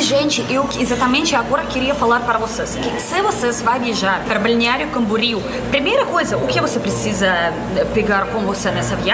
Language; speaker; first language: Portuguese; non-native, learner; Russian